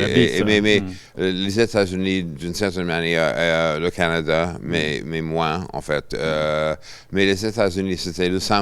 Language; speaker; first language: French; non-native, fluent; English